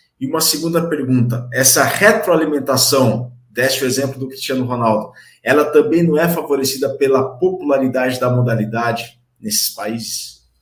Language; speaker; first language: Portuguese; native; Portuguese